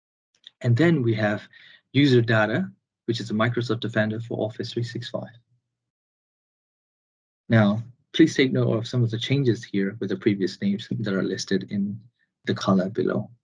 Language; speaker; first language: English; non-native, fluent; Burmese